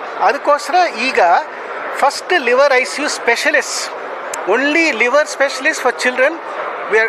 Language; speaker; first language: Kannada; non-native, local second language; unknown